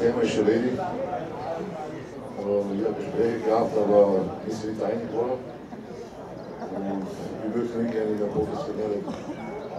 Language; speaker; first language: German; non-native, learner; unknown